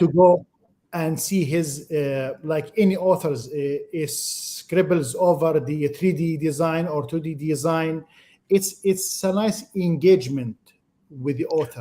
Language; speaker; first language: English; non-native, fluent; Arabic